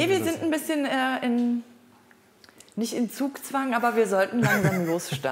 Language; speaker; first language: German; native; German